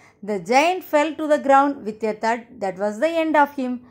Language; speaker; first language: English; non-native, local second language; Tamil